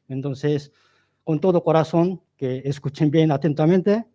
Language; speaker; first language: Spanish; non-native, learner; Korean